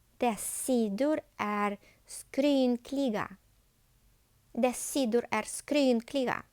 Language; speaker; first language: Swedish; non-native, fluent; Ukrainian